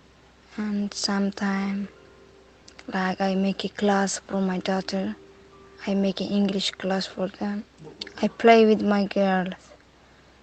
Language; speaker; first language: English; non-native, learner; Persian